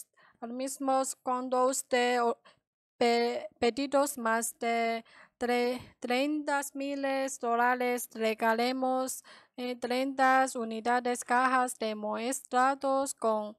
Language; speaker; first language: Spanish; non-native, learner; Chinese